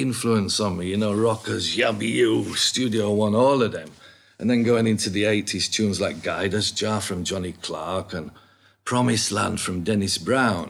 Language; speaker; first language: English; native; English